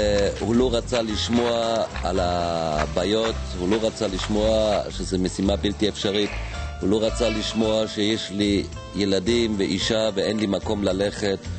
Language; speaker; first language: Hebrew; non-native, fluent; German